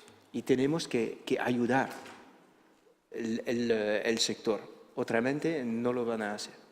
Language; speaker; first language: Spanish; non-native, fluent; Dutch